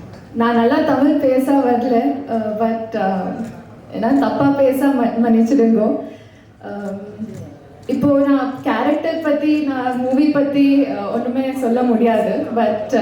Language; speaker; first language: Tamil; non-native, learner; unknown